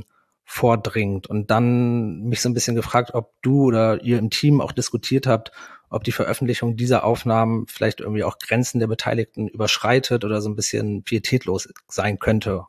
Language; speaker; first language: German; native; German